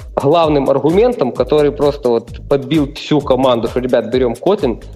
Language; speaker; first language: Russian; non-native, local second language; Ukrainian